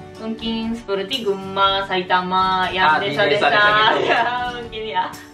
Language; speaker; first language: Indonesian; non-native, learner; Japanese